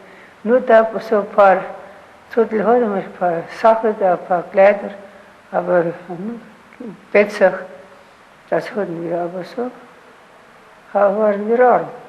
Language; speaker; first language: German; early bilingual, heritage; German